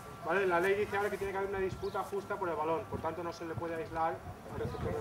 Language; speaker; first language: Spanish; native; Spanish